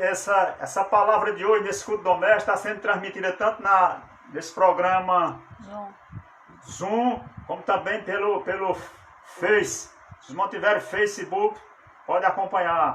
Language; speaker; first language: Portuguese; native; Portuguese